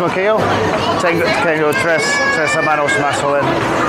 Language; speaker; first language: Spanish; non-native, learner; English